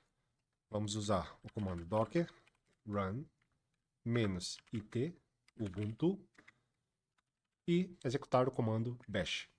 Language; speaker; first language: Portuguese; native; Portuguese